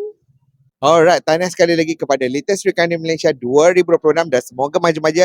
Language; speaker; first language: Malay; native; Malay